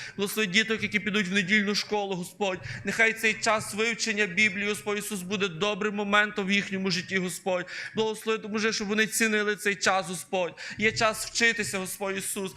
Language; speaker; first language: Ukrainian; native; Ukrainian